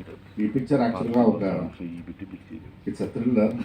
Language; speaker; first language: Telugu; non-native, fluent; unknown